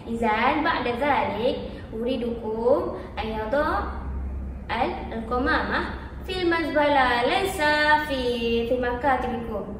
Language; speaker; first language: Arabic; non-native, learner; Malay